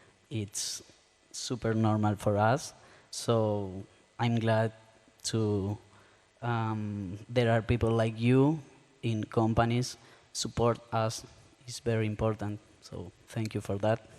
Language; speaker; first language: English; non-native, learner; Spanish